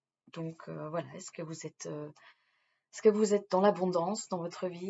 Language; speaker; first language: French; native; French